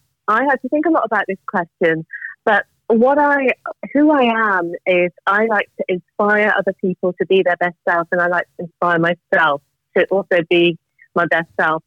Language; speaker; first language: English; native; English